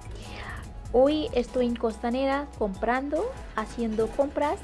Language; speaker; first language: Spanish; non-native, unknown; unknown